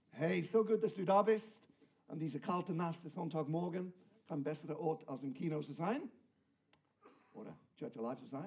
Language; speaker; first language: German; non-native, fluent; English